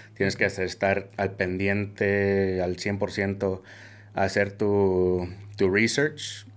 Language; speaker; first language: Spanish; early bilingual, heritage; Spanish